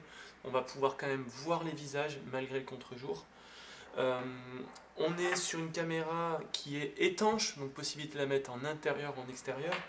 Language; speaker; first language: French; native; French